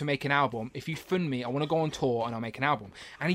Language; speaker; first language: English; native; English